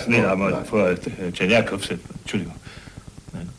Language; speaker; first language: German; native; German